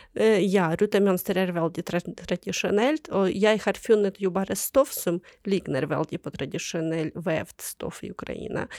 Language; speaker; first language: Norwegian; non-native, fluent; Ukrainian